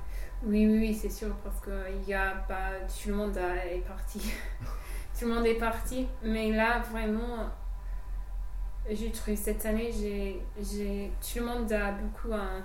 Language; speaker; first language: French; non-native, fluent; English